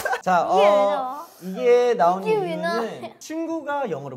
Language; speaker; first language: Korean; early bilingual, heritage; Korean